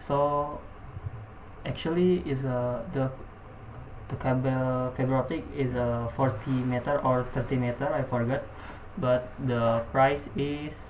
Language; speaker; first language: English; non-native, learner; Indonesian